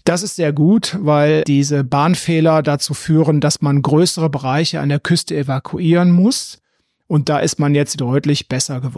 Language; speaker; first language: German; native; German